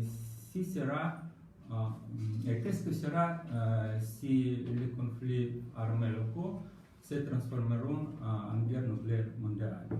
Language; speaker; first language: French; non-native, learner; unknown